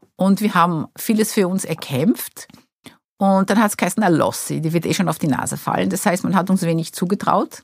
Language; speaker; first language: German; non-native, fluent; Portuguese